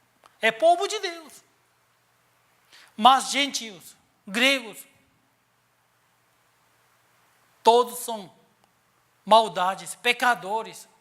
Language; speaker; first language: Portuguese; non-native, learner; Korean